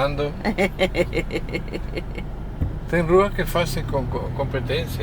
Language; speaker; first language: Portuguese; non-native, fluent; Spanish